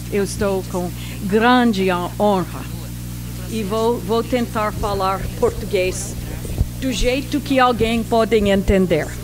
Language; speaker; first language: Portuguese; non-native, fluent; English